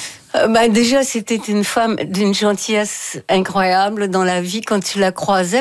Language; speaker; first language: French; native; French